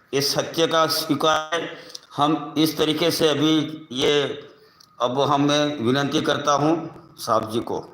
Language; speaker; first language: Hindi; non-native, local second language; Gujarati